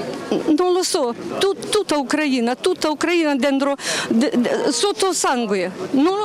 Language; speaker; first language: Italian; non-native, learner; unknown